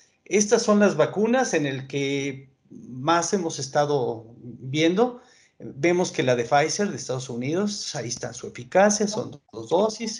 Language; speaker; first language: Spanish; native; Spanish